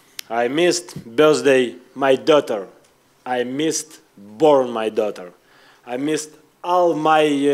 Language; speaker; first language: English; non-native, learner; Ukrainian